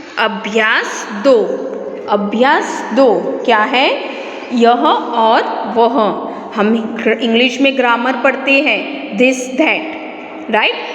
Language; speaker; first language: Hindi; non-native, local second language; Gujarati